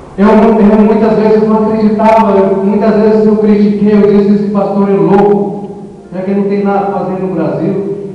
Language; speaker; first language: Portuguese; non-native, fluent; Spanish